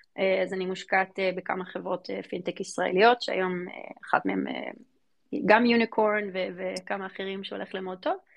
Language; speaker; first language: Hebrew; early bilingual, other home language; English